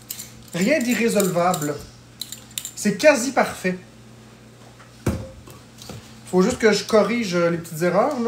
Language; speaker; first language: French; native; French